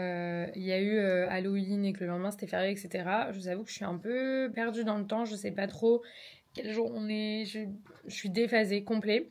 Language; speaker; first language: French; native; French